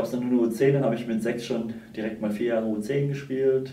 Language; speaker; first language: German; native; German